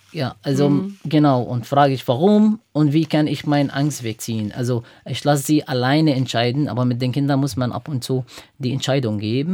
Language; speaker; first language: German; non-native, fluent; Arabic